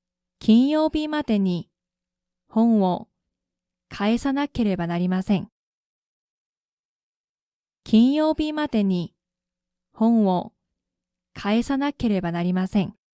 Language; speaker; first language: Japanese; non-native, fluent; Korean